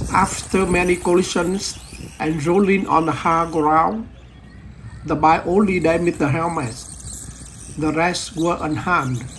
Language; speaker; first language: English; non-native, learner; Vietnamese